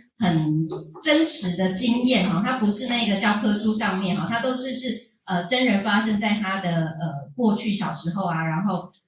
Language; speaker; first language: Chinese; native; Chinese